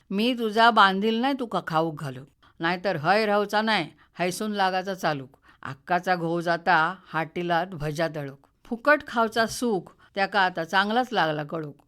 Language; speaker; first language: Marathi; native; Marathi